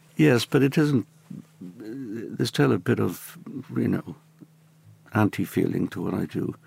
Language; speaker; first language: English; native; English